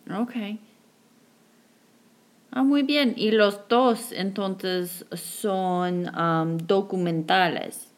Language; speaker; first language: Spanish; non-native, fluent; English